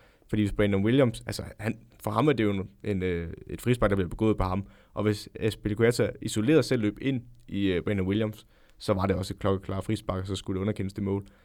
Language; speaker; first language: Danish; native; Danish